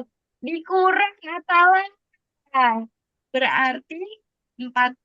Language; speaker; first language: Indonesian; native; Indonesian